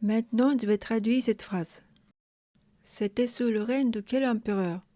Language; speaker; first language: French; non-native, fluent; Japanese